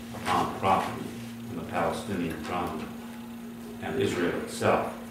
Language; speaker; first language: English; early bilingual, other home language; Hungarian